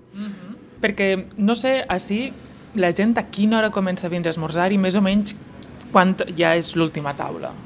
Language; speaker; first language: Catalan; native; Catalan